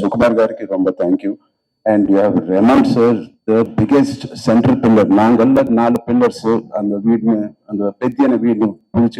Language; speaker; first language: Tamil; non-native, local second language; Telugu